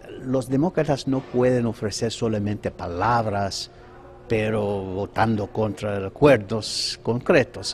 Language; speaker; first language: Spanish; non-native, fluent; English